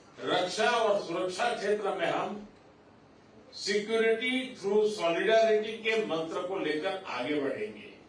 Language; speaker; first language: Hindi; non-native, local second language; Gujarati